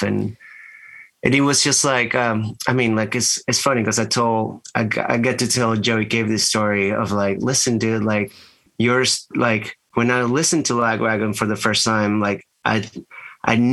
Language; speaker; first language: English; non-native, fluent; Spanish